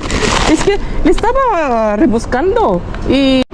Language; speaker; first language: Spanish; non-native, learner; Filipino